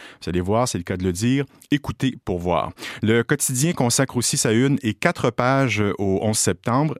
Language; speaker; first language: French; native; French